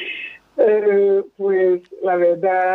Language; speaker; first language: Spanish; non-native, fluent; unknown